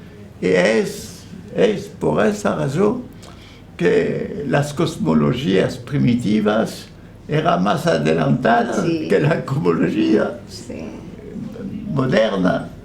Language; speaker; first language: Spanish; non-native, fluent; French